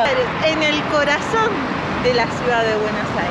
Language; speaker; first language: Spanish; native; Spanish